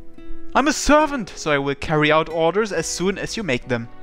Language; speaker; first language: English; native; English